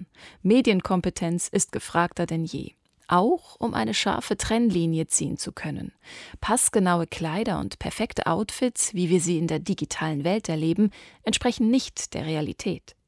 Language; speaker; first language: German; native; German